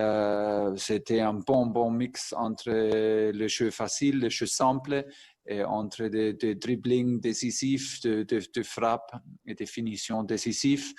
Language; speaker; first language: French; non-native, fluent; German